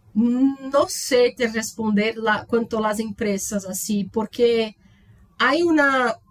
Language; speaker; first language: Spanish; non-native, learner; Portuguese